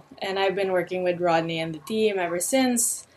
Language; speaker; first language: English; non-native, local second language; Filipino